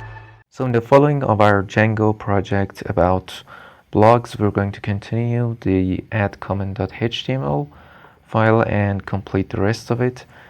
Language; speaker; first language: English; non-native, fluent; Persian